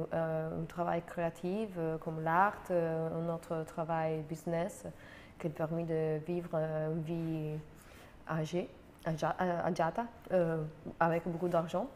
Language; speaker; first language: French; non-native, fluent; Italian